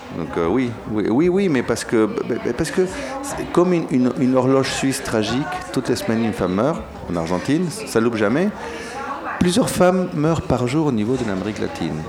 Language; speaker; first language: French; early bilingual, other home language; Spanish